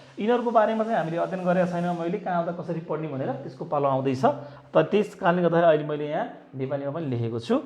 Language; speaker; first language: Nepali; native; Nepali